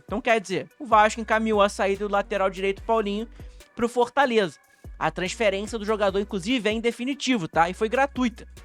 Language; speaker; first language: Portuguese; native; Portuguese